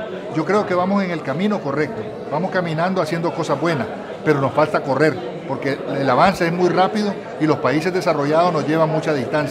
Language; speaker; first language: Spanish; native; Spanish